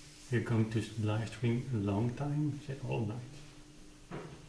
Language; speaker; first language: English; non-native, fluent; Dutch